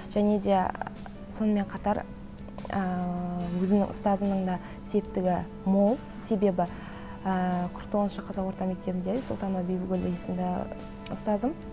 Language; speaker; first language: Kazakh; native; Kazakh